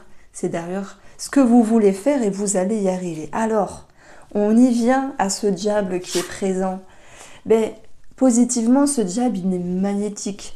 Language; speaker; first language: French; native; French